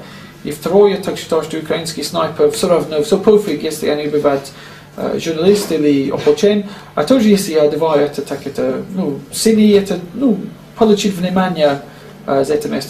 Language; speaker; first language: Russian; non-native, learner; English